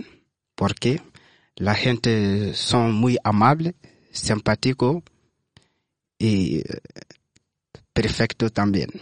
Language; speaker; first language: Spanish; non-native, learner; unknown